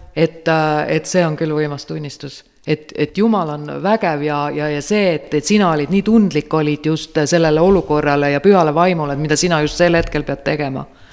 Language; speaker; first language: Estonian; native; Estonian